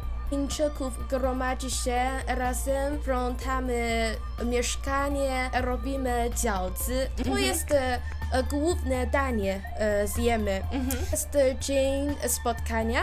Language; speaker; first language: Polish; non-native, learner; Chinese